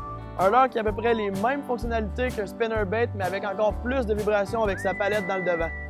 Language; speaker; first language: French; native; French